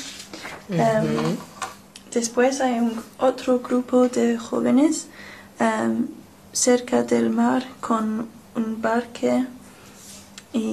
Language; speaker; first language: Spanish; non-native, learner; English